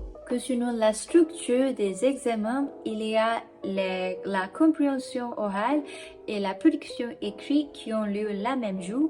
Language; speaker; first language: French; non-native, fluent; English